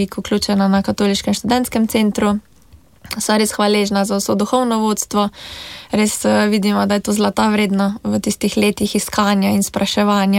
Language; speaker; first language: Slovenian; native; Slovenian